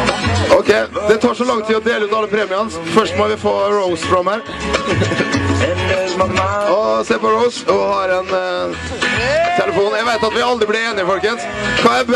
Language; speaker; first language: Norwegian; native; Norwegian